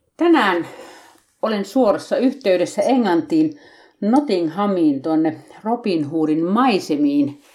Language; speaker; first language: Finnish; native; Finnish